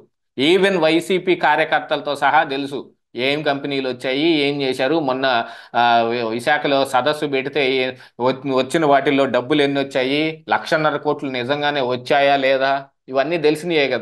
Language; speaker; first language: Telugu; native; Telugu